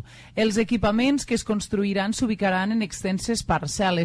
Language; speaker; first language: Catalan; native; Catalan